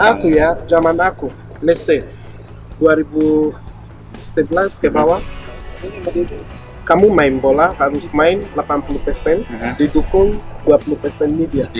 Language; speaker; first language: Indonesian; non-native, fluent; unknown